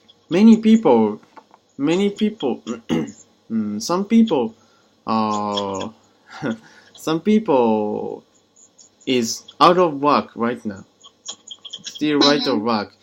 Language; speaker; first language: English; non-native, learner; Japanese